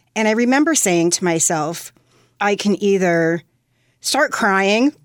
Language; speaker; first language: English; native; English